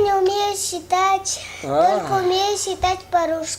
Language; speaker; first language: Russian; non-native, local second language; Tajik